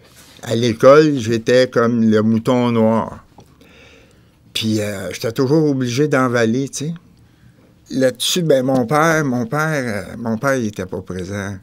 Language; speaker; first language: French; native; French